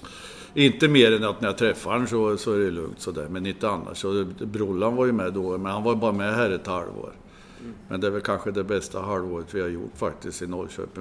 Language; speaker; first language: Swedish; native; Swedish